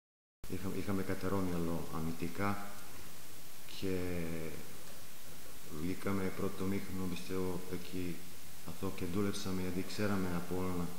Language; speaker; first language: Greek; non-native, fluent; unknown